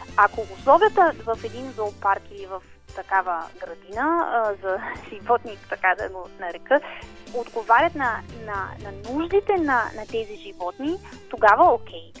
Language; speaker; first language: Bulgarian; non-native, fluent; German